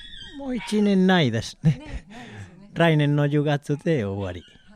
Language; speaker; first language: Japanese; non-native, learner; Spanish